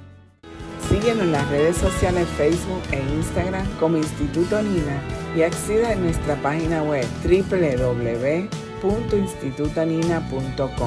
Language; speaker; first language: Spanish; native; Spanish